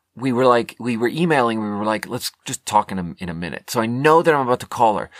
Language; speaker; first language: English; non-native, fluent; Swedish